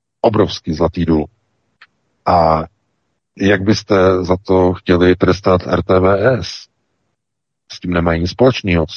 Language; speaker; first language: Czech; native; Czech